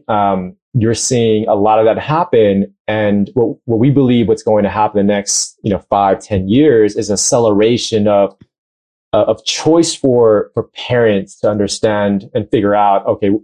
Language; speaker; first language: English; native; English